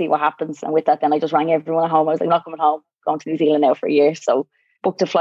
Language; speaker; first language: English; native; English